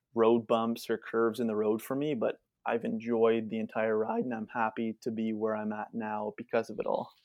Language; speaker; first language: English; native; English